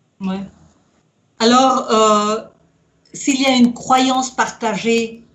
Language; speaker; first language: French; non-native, fluent; Spanish